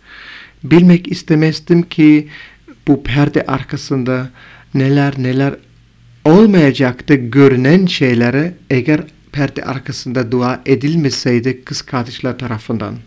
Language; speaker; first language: Turkish; non-native, fluent; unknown